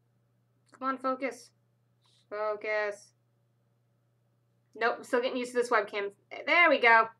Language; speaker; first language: English; native; English